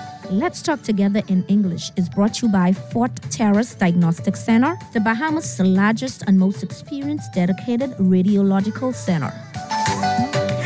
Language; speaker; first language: English; non-native, local second language; French